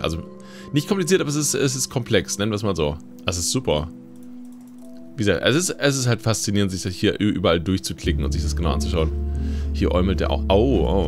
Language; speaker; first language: German; native; German